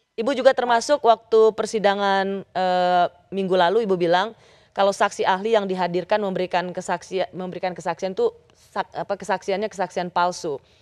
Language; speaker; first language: Indonesian; native; Indonesian